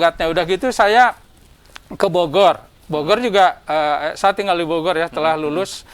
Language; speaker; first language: Indonesian; non-native, local second language; Sundanese